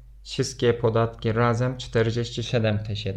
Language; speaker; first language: Polish; non-native, fluent; Turkish